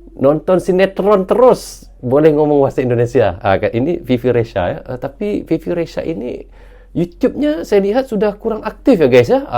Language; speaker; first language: Malay; native; Malay